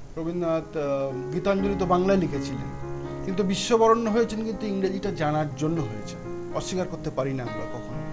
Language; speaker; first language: Bangla; native; Bangla